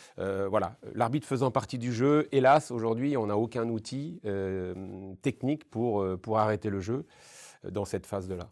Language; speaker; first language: French; native; French